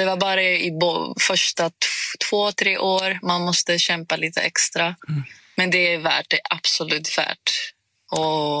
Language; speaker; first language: Swedish; non-native, fluent; Greek